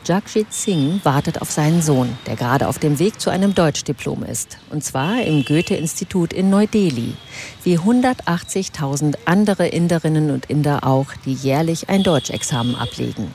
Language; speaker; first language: German; native; German